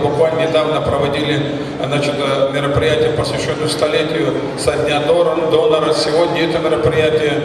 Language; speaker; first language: Russian; native; Russian